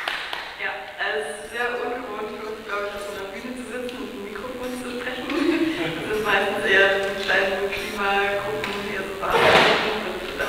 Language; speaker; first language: German; native; German